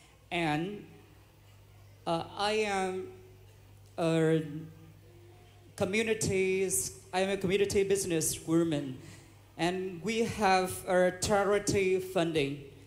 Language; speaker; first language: English; non-native, learner; Vietnamese